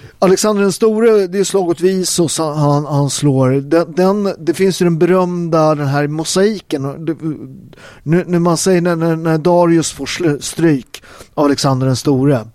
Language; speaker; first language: Swedish; early bilingual, other home language; Italian